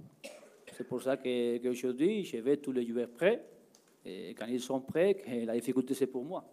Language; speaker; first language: French; non-native, learner; Spanish